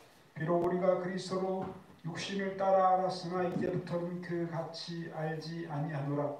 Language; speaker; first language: Korean; native; Korean